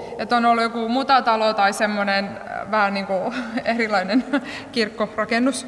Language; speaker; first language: Finnish; native; Finnish